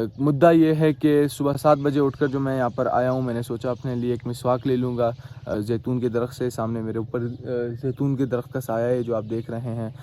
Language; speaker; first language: Urdu; non-native, local second language; Pashto